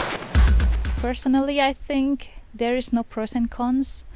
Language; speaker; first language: English; non-native, fluent; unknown